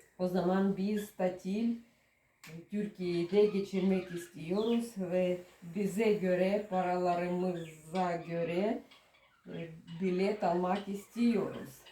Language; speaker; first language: Turkish; non-native, learner; Russian